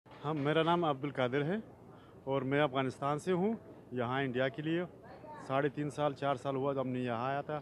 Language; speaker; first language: Hindi; non-native, learner; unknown